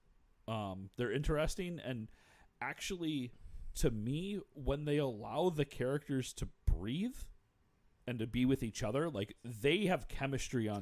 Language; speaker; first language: English; native; English